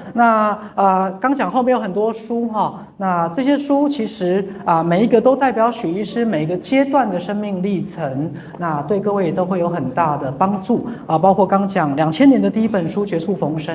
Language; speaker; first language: Chinese; native; Chinese